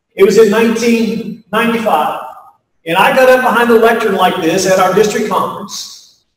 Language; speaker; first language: English; native; English